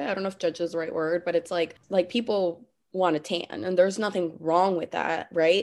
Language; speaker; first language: English; non-native, fluent; Spanish